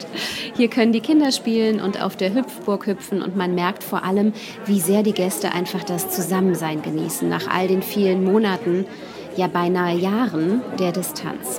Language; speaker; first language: German; native; German